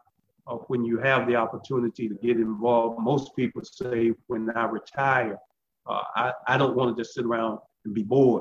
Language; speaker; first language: English; native; English